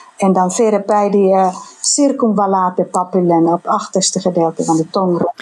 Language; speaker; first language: Dutch; non-native, fluent; Finnish